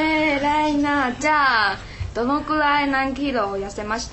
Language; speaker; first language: Japanese; non-native, learner; Chinese